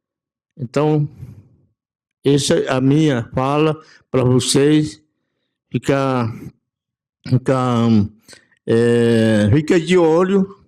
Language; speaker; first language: Portuguese; non-native, local second language; Yanomámi